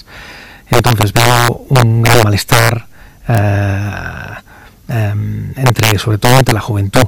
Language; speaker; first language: Spanish; native; Spanish